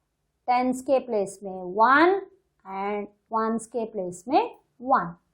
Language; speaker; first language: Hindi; non-native, local second language; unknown